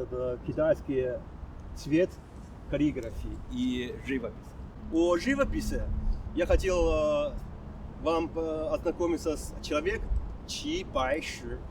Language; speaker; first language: Russian; non-native, fluent; Chinese